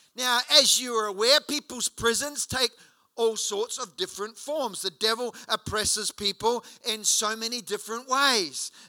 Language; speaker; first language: English; native; English